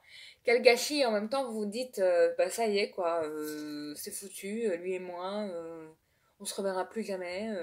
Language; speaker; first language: French; native; French